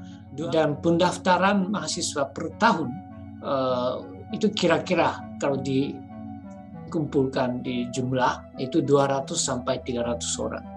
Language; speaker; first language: Indonesian; non-native, fluent; Japanese